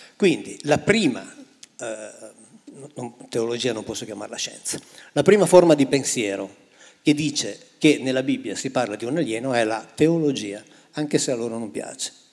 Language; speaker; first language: Italian; native; Italian